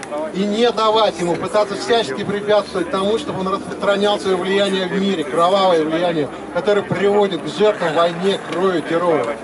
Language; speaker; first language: Russian; native; Russian